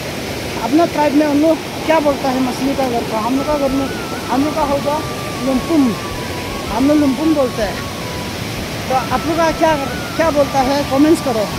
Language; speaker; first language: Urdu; non-native, local second language; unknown